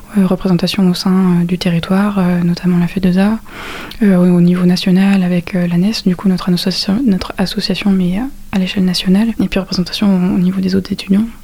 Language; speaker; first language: French; native; French